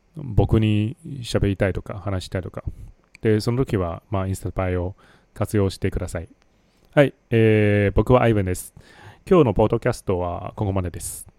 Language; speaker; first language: Japanese; non-native, fluent; Chinese